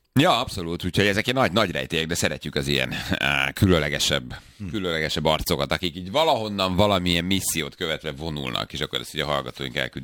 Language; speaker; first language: Hungarian; native; Hungarian